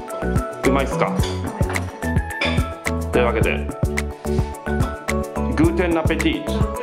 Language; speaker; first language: Japanese; native; Japanese